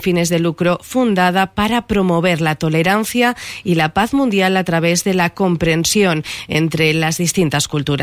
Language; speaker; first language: Spanish; native; Spanish